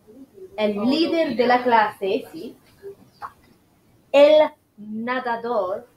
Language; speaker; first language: Spanish; non-native, fluent; English